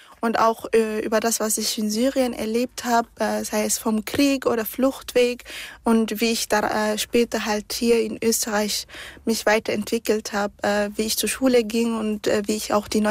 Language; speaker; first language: German; early bilingual, other home language; Arabic